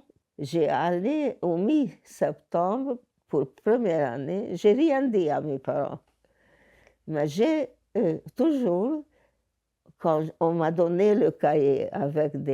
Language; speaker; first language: French; non-native, learner; Hungarian